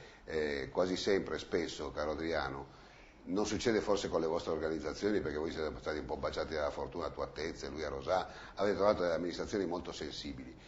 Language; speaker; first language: Italian; native; Italian